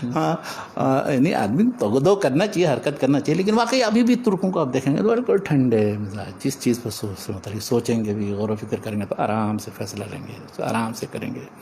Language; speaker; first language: Urdu; native; Urdu